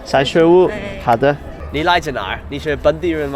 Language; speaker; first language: Chinese; non-native, learner; English